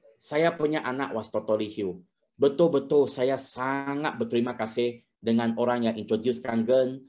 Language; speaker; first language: Malay; non-native, local second language; Chinese